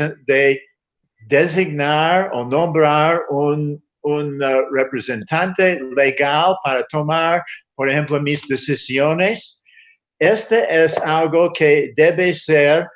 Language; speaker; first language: Spanish; non-native, fluent; English